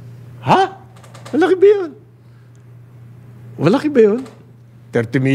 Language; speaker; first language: Filipino; native; Filipino